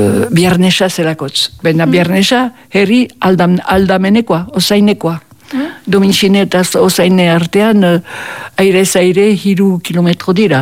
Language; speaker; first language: Basque; native; Basque